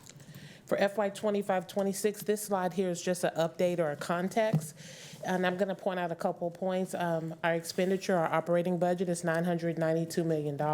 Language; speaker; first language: English; native; English